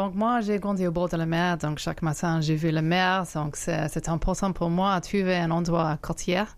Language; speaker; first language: French; non-native, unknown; English